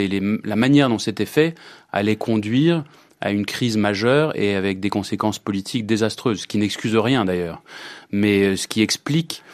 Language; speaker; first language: French; native; French